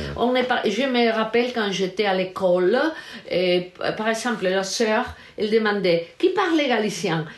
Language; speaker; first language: French; non-native, learner; Galician